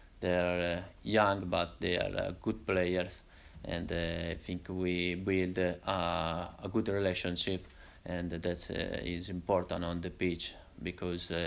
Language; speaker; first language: English; non-native, learner; Italian